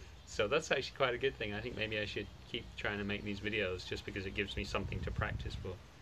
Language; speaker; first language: English; native; English